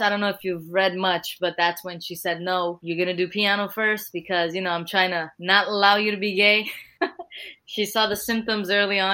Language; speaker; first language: English; early bilingual, other home language; Portuguese